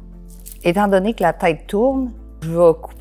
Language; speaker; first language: French; native; French